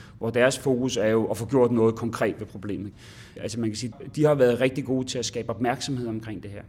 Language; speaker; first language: Danish; native; Danish